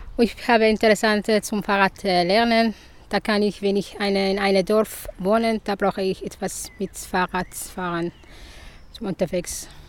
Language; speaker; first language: German; non-native, learner; Arabic